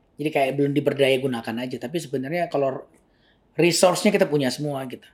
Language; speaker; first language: Indonesian; native; Indonesian